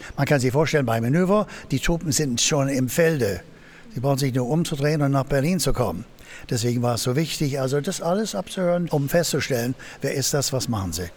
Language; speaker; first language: German; non-native, fluent; English